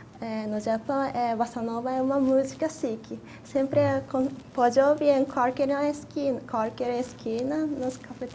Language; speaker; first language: Portuguese; non-native, fluent; Japanese